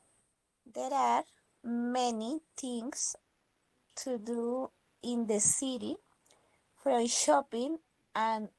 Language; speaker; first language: English; non-native, learner; Spanish